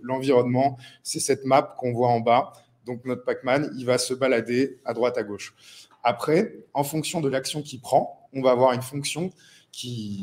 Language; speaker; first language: French; native; French